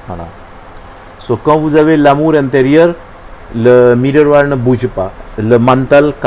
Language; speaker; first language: French; non-native, learner; Hindi